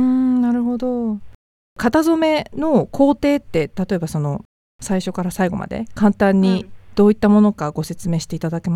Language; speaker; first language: Japanese; native; Japanese